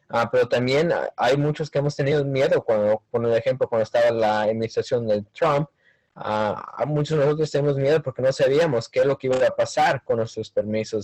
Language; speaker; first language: Spanish; early bilingual, heritage; Spanish